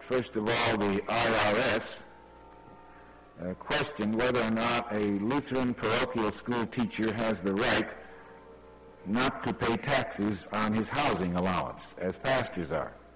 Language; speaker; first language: English; native; English